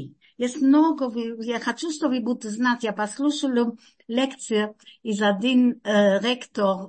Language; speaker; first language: Russian; non-native, fluent; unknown